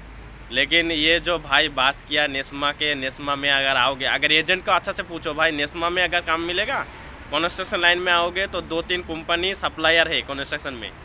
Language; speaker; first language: Hindi; non-native, local second language; Bangla